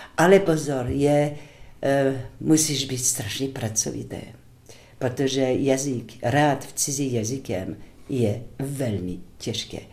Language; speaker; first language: Czech; non-native, fluent; French